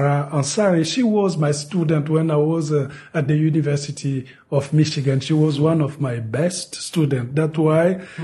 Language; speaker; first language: English; non-native, fluent; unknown